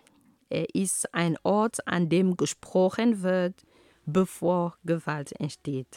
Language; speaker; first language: German; non-native, fluent; Ghomala